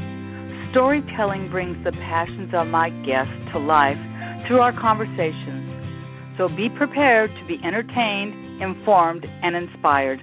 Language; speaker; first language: English; early bilingual, other home language; Spanish